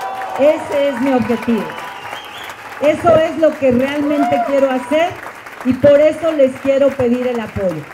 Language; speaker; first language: Spanish; native; Spanish